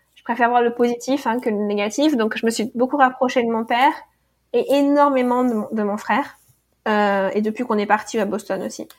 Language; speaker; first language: French; native; French